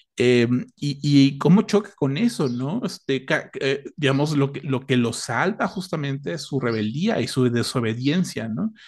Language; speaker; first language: Spanish; native; Spanish